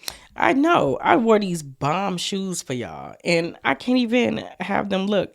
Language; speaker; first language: English; native; English